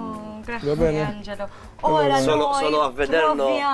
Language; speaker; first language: Italian; non-native, learner; Maltese